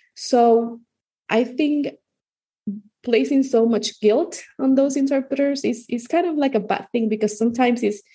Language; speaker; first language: English; non-native, fluent; Spanish